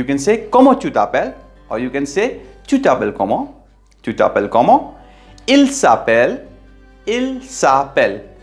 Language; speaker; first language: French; non-native, fluent; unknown